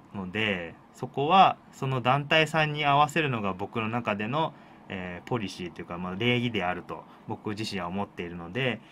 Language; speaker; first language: Japanese; native; Japanese